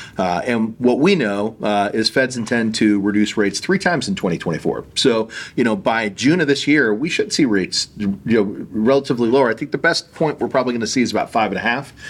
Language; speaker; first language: English; native; English